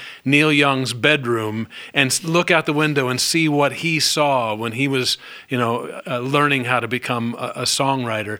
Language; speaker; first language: English; native; English